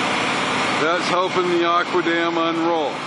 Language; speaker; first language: English; native; English